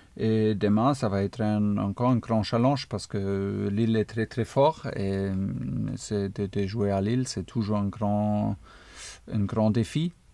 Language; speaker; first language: French; non-native, fluent; German